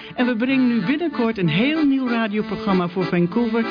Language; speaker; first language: Dutch; native; Dutch